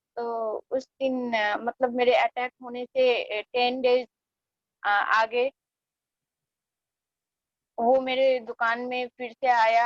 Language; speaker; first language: Hindi; non-native, fluent; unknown